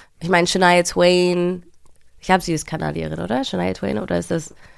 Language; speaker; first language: German; early bilingual, heritage; German